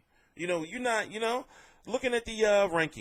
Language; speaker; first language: English; native; English